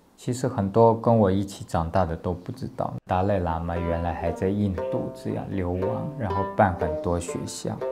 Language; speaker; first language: Chinese; non-native, local second language; Tibetan